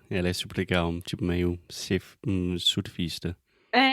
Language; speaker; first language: Portuguese; non-native, fluent; English